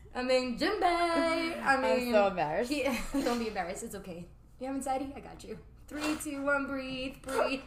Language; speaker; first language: English; early bilingual, other home language; Spanish